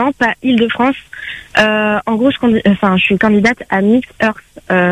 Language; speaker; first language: French; native; French